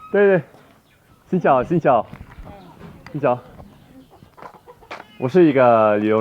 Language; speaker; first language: Chinese; non-native, learner; Polish